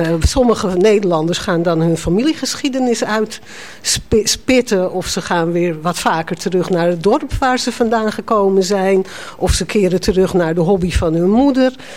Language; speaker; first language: Dutch; native; Dutch